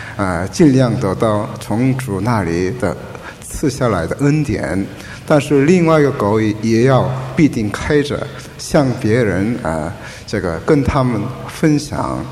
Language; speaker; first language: Chinese; non-native, fluent; Korean